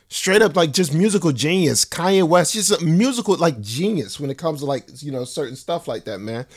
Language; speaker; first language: English; native; English